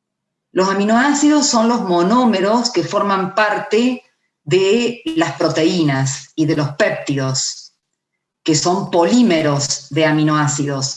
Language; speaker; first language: Spanish; native; Spanish